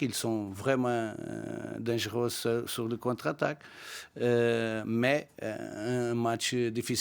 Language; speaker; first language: French; non-native, learner; Portuguese